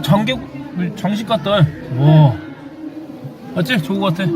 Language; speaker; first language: Korean; native; Korean